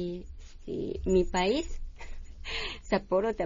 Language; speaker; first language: Spanish; non-native, learner; Japanese